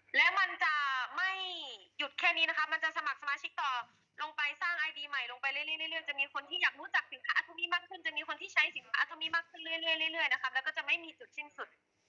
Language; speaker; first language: Thai; native; Thai